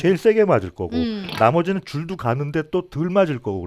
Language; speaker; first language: Korean; native; Korean